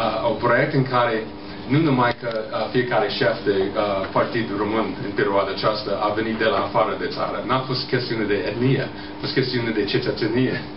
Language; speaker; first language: Romanian; non-native, fluent; English